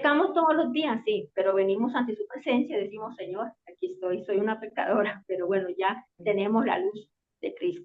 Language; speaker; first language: Spanish; native; Spanish